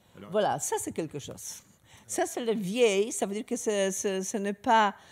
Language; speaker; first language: French; non-native, learner; Polish